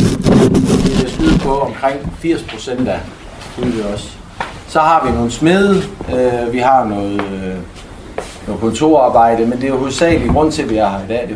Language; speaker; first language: Danish; native; Danish